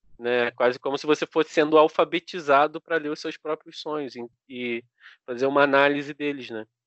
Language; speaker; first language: Portuguese; native; Portuguese